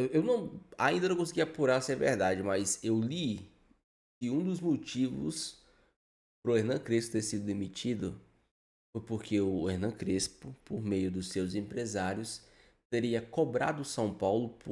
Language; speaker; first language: Portuguese; native; Portuguese